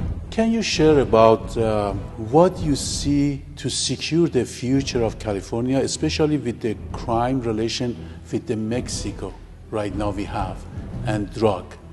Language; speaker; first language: English; non-native, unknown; Persian